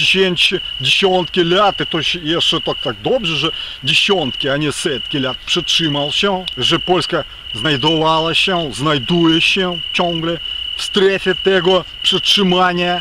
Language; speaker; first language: Polish; non-native, fluent; Ukrainian